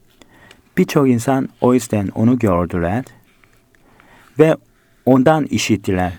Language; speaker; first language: Turkish; non-native, fluent; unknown